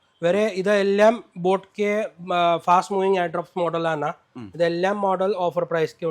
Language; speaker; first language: Malayalam; non-native, fluent; Hindi